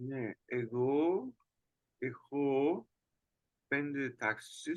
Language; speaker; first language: Greek; non-native, learner; Spanish